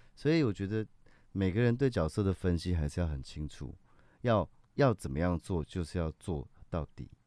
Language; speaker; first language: Chinese; native; Chinese